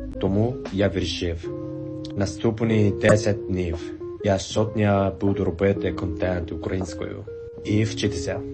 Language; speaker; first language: Ukrainian; non-native, learner; Japanese